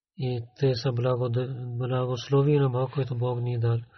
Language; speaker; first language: Bulgarian; non-native, learner; Urdu